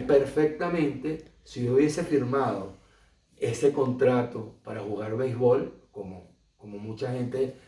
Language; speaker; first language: Spanish; native; Spanish